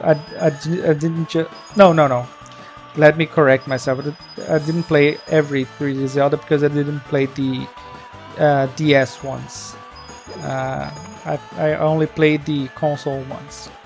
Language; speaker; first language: English; non-native, fluent; Portuguese